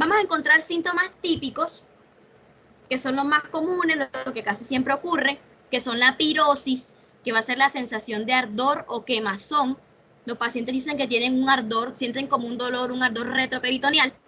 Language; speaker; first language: Spanish; native; Spanish